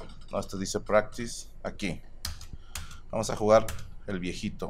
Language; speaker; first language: Spanish; native; Spanish